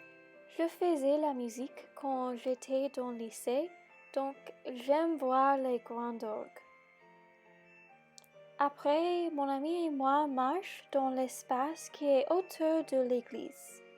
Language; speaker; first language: French; non-native, learner; English